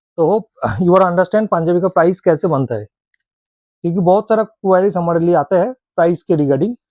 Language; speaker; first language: Hindi; non-native, local second language; Bangla